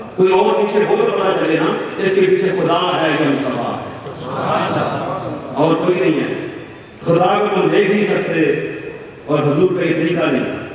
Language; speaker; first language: Urdu; non-native, local second language; Punjabi